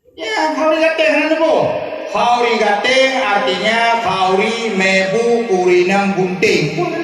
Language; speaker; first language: Malay; non-native, local second language; Achinese